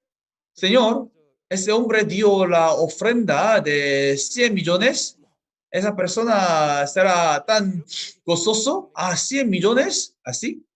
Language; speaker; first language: Spanish; non-native, fluent; Korean